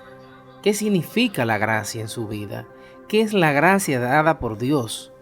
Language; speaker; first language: Spanish; native; Spanish